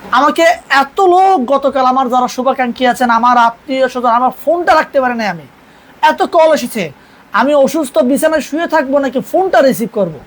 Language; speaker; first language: Bangla; non-native, local second language; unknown